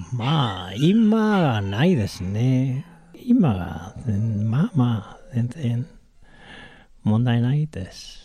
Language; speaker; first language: Japanese; non-native, learner; Spanish